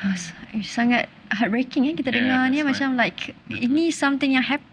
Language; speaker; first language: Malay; native; Malay